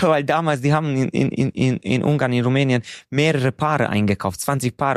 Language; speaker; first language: German; non-native, fluent; Hungarian